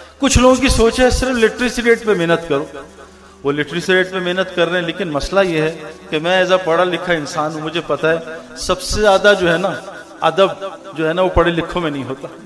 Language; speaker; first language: Urdu; native; Urdu